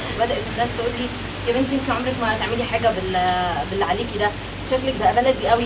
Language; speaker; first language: Arabic; native; Arabic